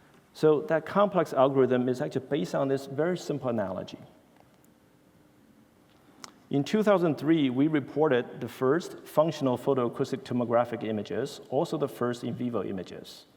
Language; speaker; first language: English; non-native, fluent; Chinese